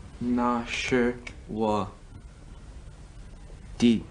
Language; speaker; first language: Chinese; non-native, learner; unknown